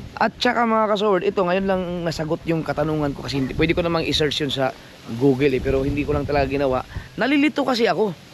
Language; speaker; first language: Filipino; non-native, local second language; Cebuano